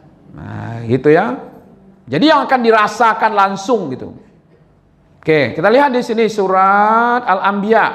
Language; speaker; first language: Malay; non-native, local second language; Minangkabau